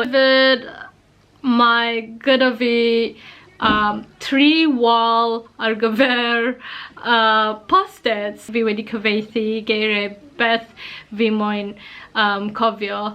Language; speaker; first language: Welsh; non-native, learner; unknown